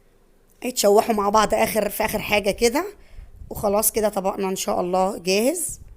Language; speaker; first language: Arabic; native; Arabic